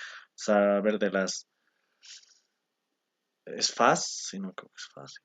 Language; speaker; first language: Spanish; native; Spanish